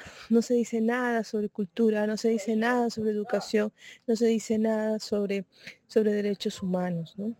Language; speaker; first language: Spanish; native; Spanish